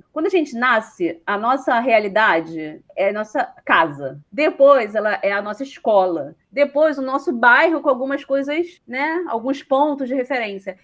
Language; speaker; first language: Portuguese; native; Portuguese